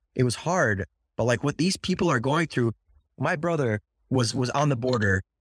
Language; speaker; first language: English; early bilingual, other home language; Russian